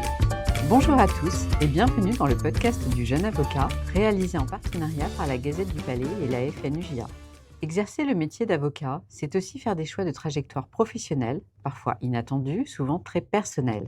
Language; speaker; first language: French; native; French